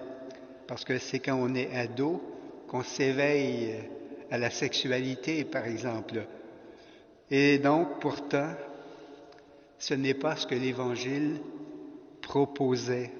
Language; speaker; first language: French; native; French